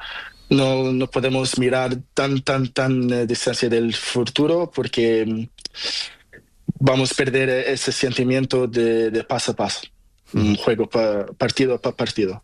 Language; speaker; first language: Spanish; non-native, learner; Portuguese